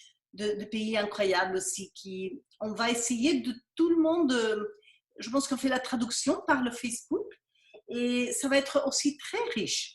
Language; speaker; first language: French; non-native, fluent; Spanish